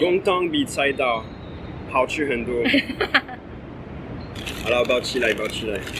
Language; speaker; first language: Chinese; non-native, fluent; French